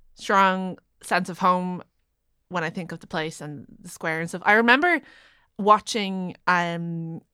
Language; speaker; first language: English; native; English